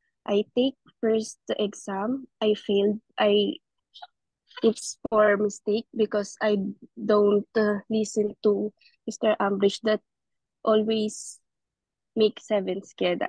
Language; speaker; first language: English; non-native, local second language; Filipino